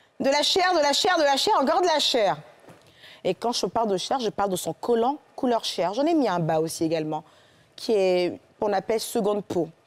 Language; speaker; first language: French; native; French